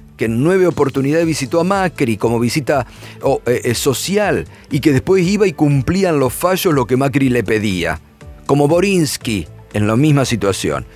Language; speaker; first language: Spanish; native; Spanish